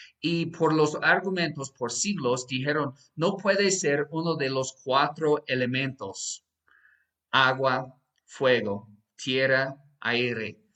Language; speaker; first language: Spanish; non-native, fluent; English